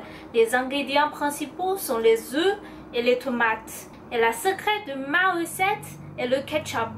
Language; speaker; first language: French; non-native, fluent; Chinese